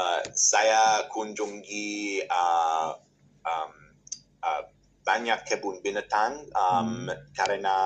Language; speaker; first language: Indonesian; non-native, learner; English